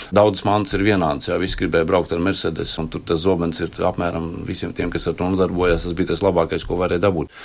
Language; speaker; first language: Latvian; native; Latvian